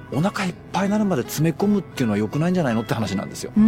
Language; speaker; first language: Japanese; native; Japanese